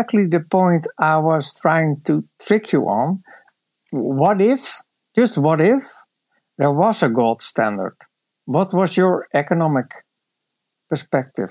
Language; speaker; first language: English; non-native, learner; Dutch